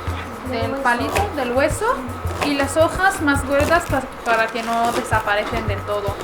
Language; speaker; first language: Spanish; non-native, fluent; Arabic